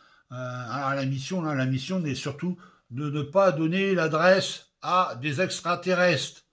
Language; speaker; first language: French; native; French